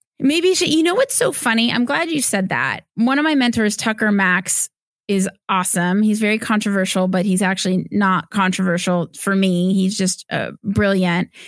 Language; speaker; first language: English; native; English